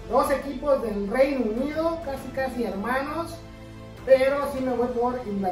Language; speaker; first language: Spanish; native; Spanish